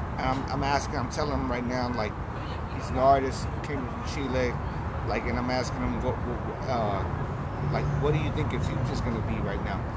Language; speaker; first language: English; native; English